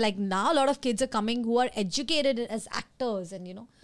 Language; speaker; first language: English; non-native, local second language; Hindi